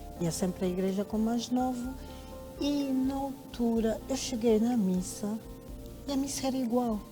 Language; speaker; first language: Portuguese; native; Portuguese